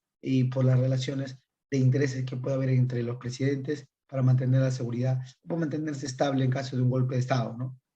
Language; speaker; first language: Spanish; native; Spanish